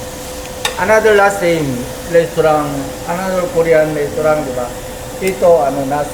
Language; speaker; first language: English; non-native, learner; Korean